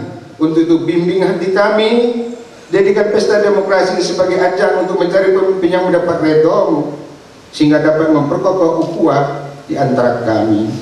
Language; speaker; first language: Indonesian; native; Indonesian